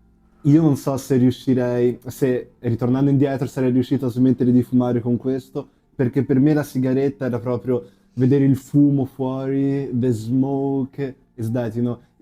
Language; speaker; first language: Italian; native; Italian